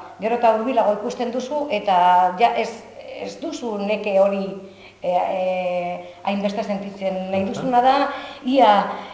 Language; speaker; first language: Basque; non-native, local second language; Spanish